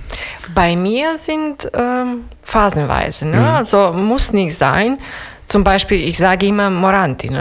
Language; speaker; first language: German; non-native, fluent; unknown